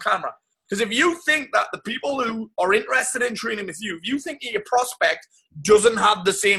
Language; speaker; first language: English; native; English